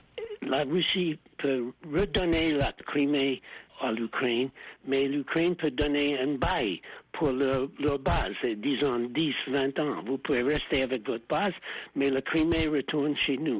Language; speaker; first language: French; non-native, fluent; English